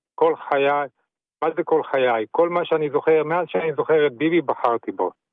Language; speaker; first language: Hebrew; native; Hebrew